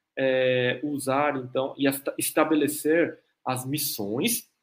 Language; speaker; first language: Portuguese; non-native, fluent; Korean